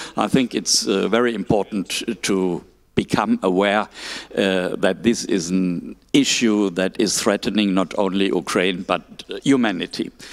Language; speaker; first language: English; non-native, fluent; German